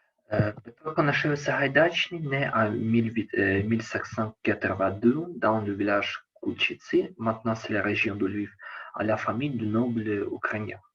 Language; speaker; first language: French; non-native, learner; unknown